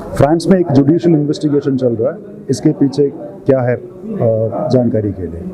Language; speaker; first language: Hindi; non-native, local second language; Malayalam